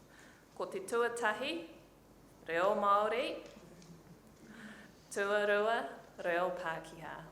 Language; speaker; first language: Māori; non-native, local second language; English